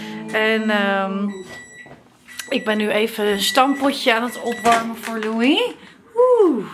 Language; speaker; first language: Dutch; native; Dutch